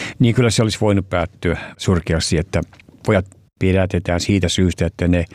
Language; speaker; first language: Finnish; early bilingual, heritage; Finnish